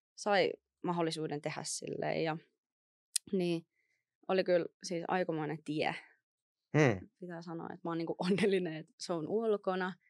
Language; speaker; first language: Finnish; native; Finnish